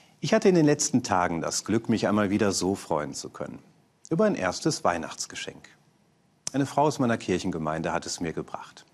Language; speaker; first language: German; native; German